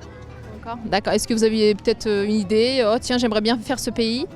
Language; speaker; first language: French; native; French